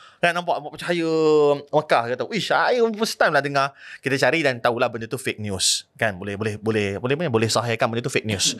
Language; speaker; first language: Malay; native; Malay